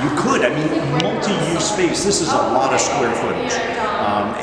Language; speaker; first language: English; native; English